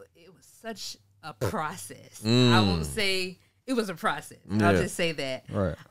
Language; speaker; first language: English; native; English